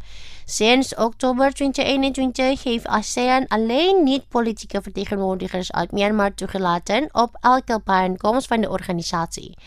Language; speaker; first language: Dutch; non-native, learner; Indonesian